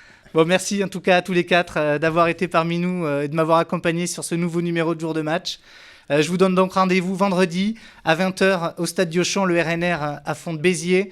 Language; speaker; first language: French; native; French